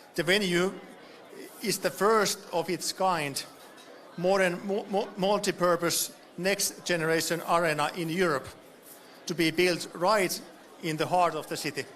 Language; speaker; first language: English; non-native, fluent; Finnish